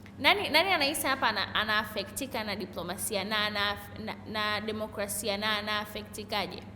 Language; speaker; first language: Swahili; native; Swahili